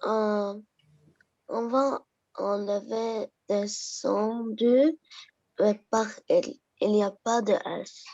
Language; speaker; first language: French; non-native, learner; Arabic